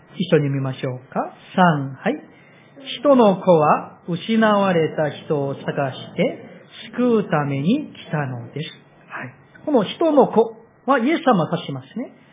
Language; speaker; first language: Japanese; non-native, fluent; Korean